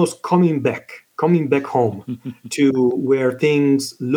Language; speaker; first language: English; non-native, fluent; Italian